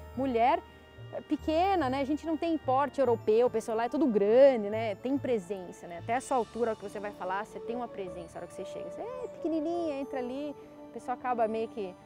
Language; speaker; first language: Portuguese; native; Portuguese